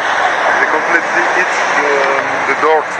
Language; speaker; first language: English; non-native, learner; French